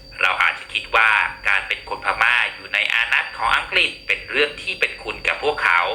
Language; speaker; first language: Thai; native; Thai